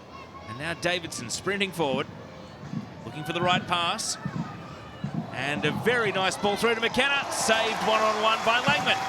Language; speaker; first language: English; native; English